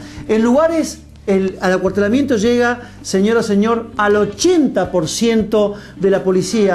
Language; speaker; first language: Spanish; native; Spanish